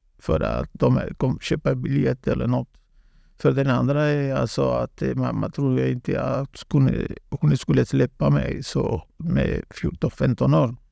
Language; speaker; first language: Swedish; non-native, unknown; Spanish